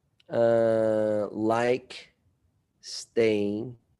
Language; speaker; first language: English; non-native, fluent; Portuguese